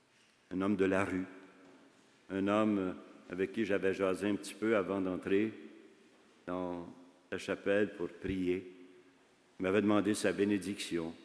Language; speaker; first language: French; native; French